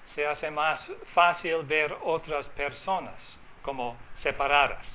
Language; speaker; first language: Spanish; non-native, fluent; English